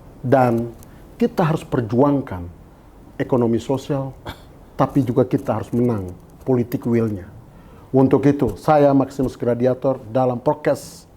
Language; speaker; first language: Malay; non-native, local second language; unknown